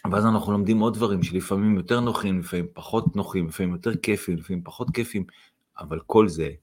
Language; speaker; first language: Hebrew; non-native, fluent; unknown